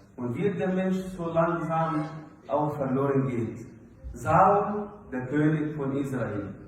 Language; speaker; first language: German; non-native, fluent; Arabic